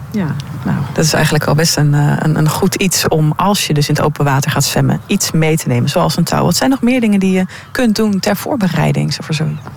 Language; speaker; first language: Dutch; native; Dutch